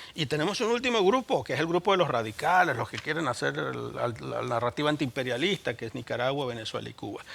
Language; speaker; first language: Spanish; native; Spanish